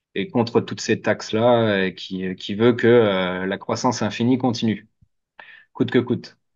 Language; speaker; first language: French; native; French